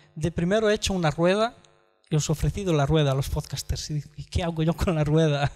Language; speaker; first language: Spanish; non-native, fluent; Romanian